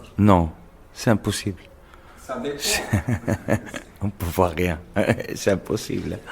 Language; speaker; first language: French; non-native, local second language; Arabic